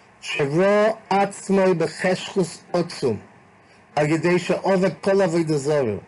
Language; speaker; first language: Hebrew; non-native, fluent; English